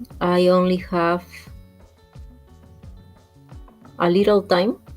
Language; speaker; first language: English; non-native, learner; Spanish